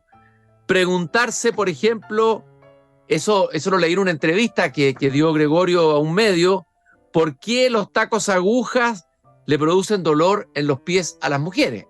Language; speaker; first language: Spanish; native; Spanish